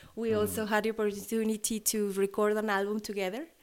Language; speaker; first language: English; non-native, fluent; Spanish